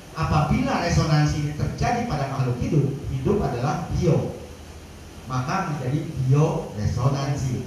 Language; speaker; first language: Indonesian; native; Indonesian